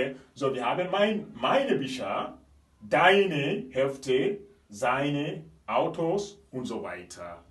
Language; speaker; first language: German; non-native, fluent; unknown